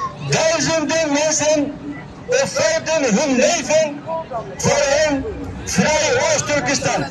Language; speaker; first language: Dutch; non-native, learner; Uyghur